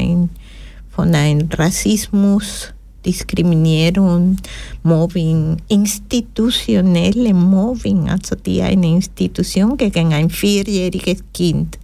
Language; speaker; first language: German; non-native, learner; Spanish